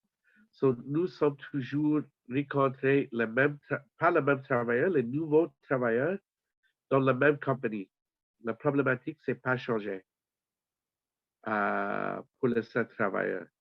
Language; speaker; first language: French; non-native, learner; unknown